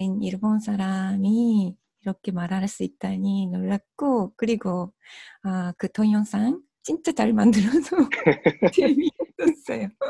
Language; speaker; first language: Korean; non-native, fluent; Japanese